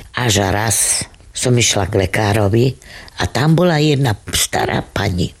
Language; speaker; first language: Slovak; non-native, local second language; Romany